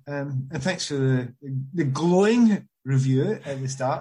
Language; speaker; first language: English; native; English